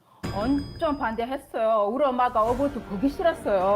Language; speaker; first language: Korean; non-native, learner; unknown